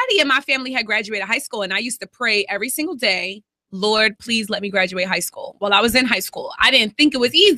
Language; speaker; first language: English; native; English